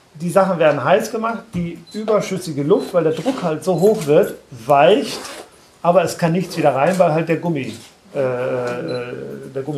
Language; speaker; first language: German; native; German